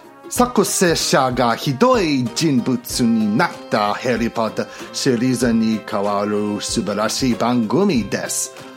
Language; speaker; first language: Japanese; non-native, learner; English